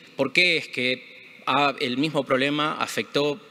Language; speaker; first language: Spanish; native; Spanish